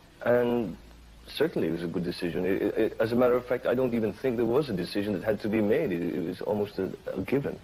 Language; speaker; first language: English; non-native, fluent; Filipino